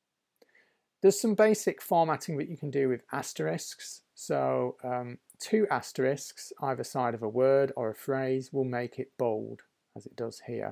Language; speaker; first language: English; native; English